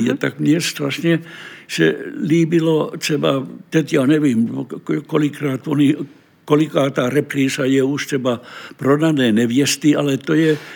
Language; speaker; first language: Czech; non-native, fluent; Finnish